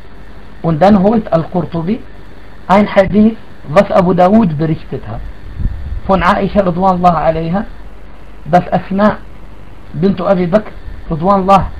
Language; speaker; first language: German; non-native, fluent; Arabic